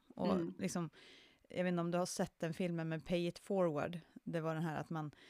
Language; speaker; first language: Swedish; native; Swedish